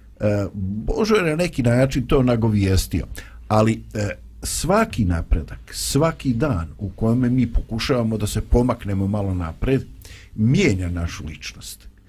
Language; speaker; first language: Bosnian; native; Bosnian